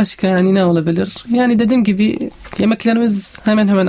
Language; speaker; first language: Turkish; non-native, learner; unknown